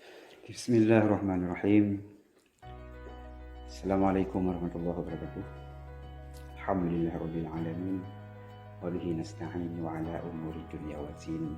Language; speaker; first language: Arabic; non-native, fluent; Indonesian